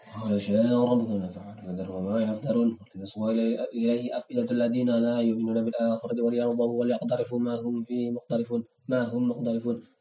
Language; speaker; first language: Arabic; non-native, learner; Indonesian